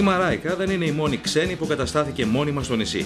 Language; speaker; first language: Greek; native; Greek